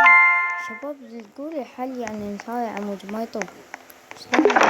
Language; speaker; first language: Arabic; native; Arabic